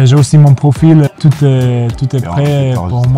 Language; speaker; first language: French; non-native, fluent; Polish